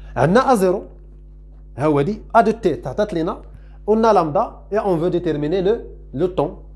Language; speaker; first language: French; non-native, local second language; Arabic